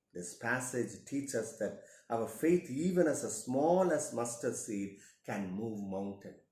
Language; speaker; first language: English; non-native, local second language; Tamil